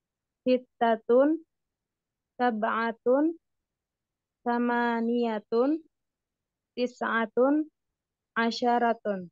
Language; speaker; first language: Arabic; non-native, learner; Indonesian